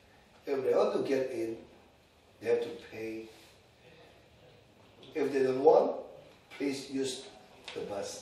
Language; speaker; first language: English; non-native, learner; Indonesian